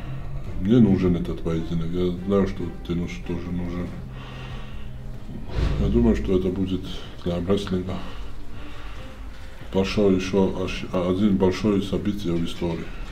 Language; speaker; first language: Russian; non-native, fluent; Georgian